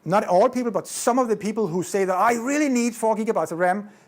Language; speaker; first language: English; non-native, fluent; Danish